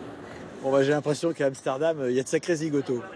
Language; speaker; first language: French; native; French